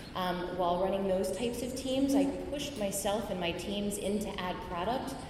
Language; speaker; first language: English; native; English